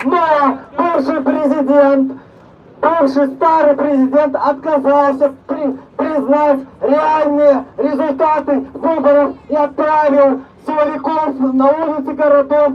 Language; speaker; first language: Russian; native; Russian